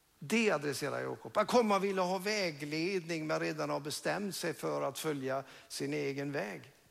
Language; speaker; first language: Swedish; non-native, fluent; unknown